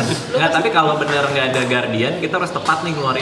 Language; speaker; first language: Indonesian; native; Indonesian